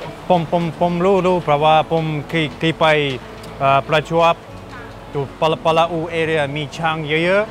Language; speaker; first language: Thai; non-native, learner; Russian